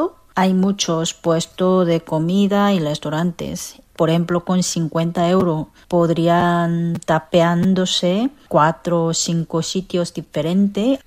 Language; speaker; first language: Spanish; non-native, fluent; Korean